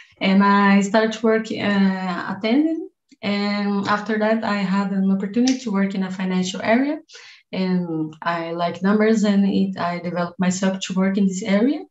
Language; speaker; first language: English; non-native, learner; Portuguese